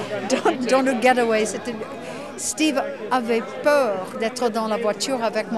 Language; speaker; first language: French; non-native, fluent; English